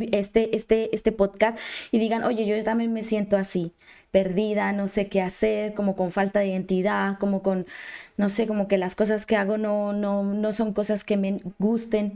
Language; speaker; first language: Spanish; native; Spanish